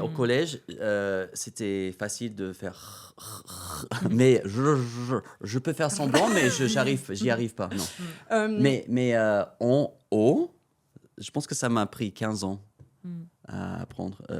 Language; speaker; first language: French; non-native, fluent; English